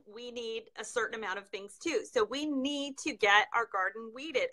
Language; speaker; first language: English; native; English